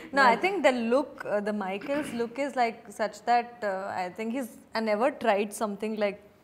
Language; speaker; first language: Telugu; non-native, learner; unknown